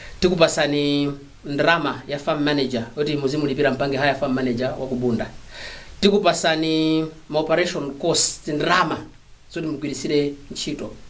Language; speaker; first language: Nyanja; non-native, local second language; Tumbuka